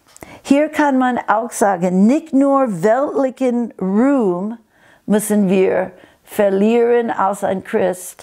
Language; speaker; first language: German; non-native, fluent; English